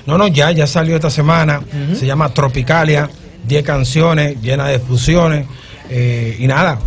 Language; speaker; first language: Spanish; native; Spanish